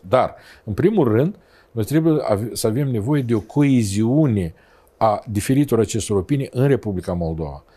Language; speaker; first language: Romanian; native; Romanian